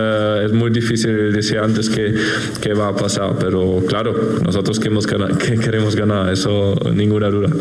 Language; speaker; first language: Spanish; non-native, fluent; German